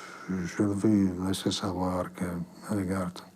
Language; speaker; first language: French; non-native, fluent; Slovak